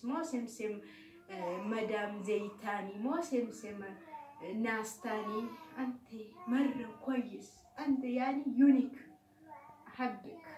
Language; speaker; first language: Arabic; non-native, learner; Oromo